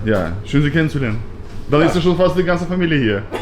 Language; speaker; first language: German; native; German